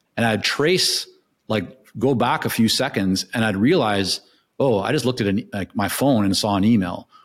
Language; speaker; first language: English; non-native, fluent; Hebrew